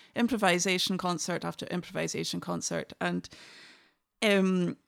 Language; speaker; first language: English; native; English